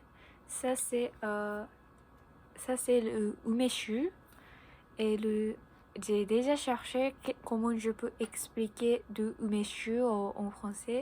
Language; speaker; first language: French; non-native, learner; Japanese